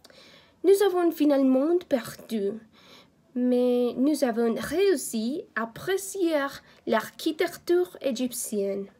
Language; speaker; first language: French; non-native, learner; Spanish